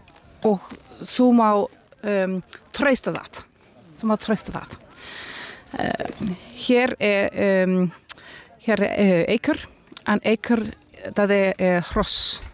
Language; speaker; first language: Icelandic; non-native, learner; Danish